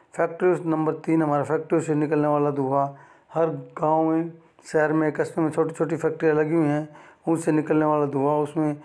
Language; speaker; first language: Hindi; native; Hindi